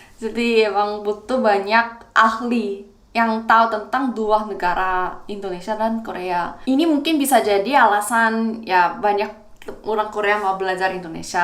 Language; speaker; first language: Indonesian; non-native, fluent; Korean